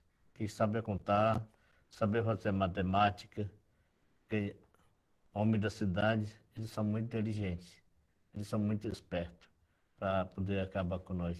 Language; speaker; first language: Portuguese; non-native, local second language; Yanomámi